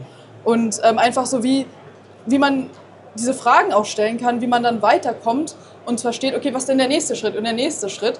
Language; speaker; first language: German; native; German